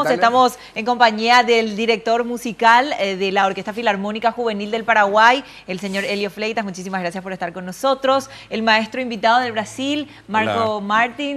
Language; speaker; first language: Spanish; native; Spanish